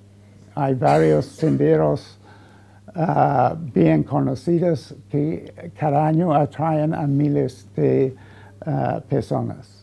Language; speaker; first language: Spanish; non-native, fluent; English